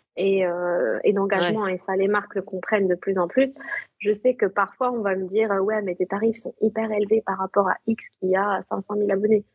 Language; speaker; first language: French; non-native, local second language; Arabic